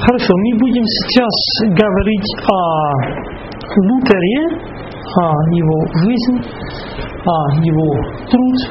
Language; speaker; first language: Russian; non-native, fluent; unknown